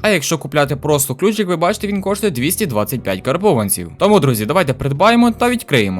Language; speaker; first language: Ukrainian; native; Ukrainian